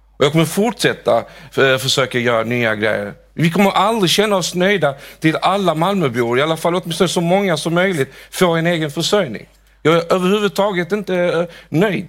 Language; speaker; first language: Swedish; early bilingual, other home language; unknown